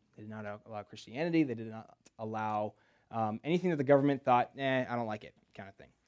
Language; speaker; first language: English; early bilingual, other home language; Russian